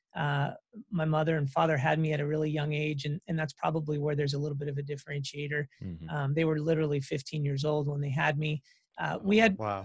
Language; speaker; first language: English; native; English